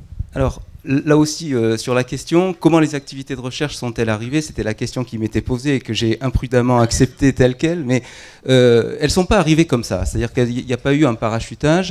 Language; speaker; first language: French; native; French